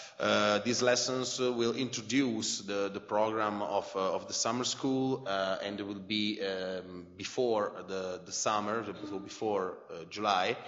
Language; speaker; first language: English; non-native, fluent; Italian